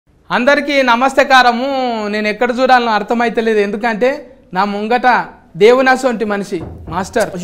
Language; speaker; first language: Telugu; native; Telugu